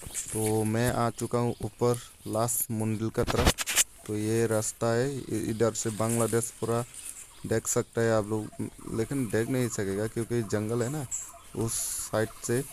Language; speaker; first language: Hindi; non-native, local second language; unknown